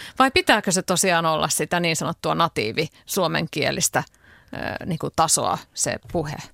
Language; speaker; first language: Finnish; native; Finnish